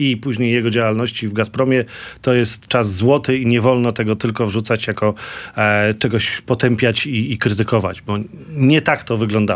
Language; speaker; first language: Polish; native; Polish